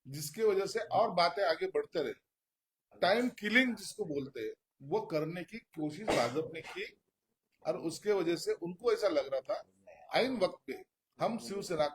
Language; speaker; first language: Hindi; non-native, local second language; Marathi